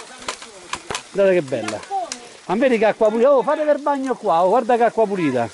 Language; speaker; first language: Italian; native; Italian